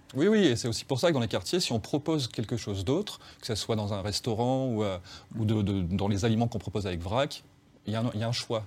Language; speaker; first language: French; native; French